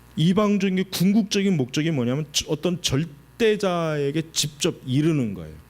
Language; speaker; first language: Korean; native; Korean